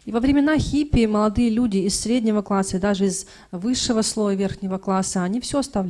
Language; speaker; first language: Russian; native; Russian